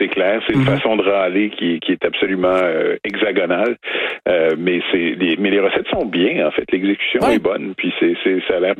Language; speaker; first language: French; native; French